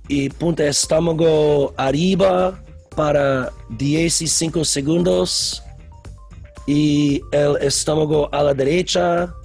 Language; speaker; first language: Spanish; non-native, learner; English